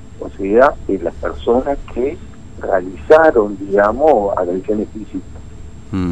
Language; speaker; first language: Spanish; native; Spanish